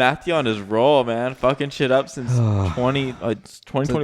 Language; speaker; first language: English; native; English